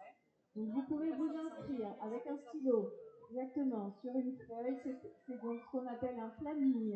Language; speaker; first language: French; native; French